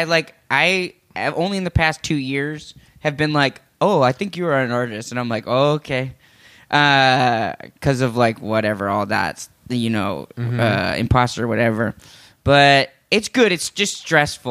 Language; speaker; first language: English; native; English